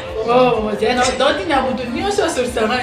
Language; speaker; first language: French; non-native, local second language; Lingala